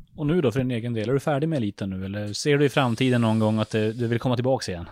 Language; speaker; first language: Swedish; native; Swedish